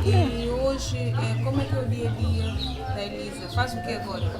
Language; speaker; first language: Portuguese; native; Portuguese